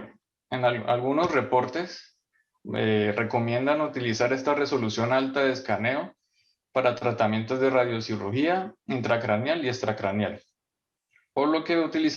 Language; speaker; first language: Spanish; native; Spanish